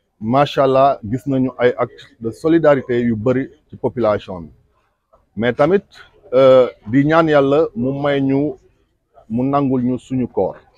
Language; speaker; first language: Wolof; non-native, local second language; Jola-Fonyi